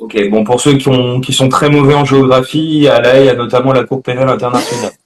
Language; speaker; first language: French; native; French